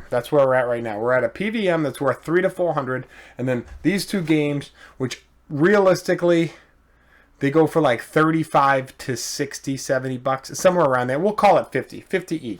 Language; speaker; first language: English; native; English